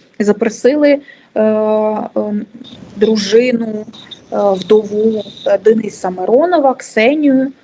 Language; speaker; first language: Ukrainian; non-native, local second language; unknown